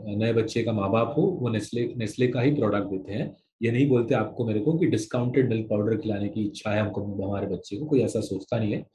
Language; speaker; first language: Hindi; non-native, local second language; Bangla